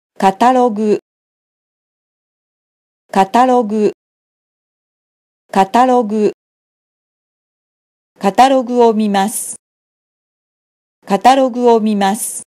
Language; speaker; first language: Japanese; non-native, fluent; Vietnamese